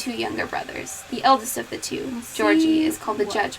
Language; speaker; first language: English; native; English